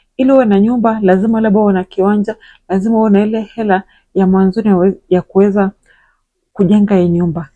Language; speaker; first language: Swahili; native; Swahili